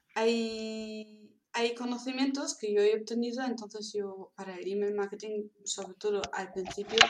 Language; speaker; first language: Spanish; non-native, fluent; German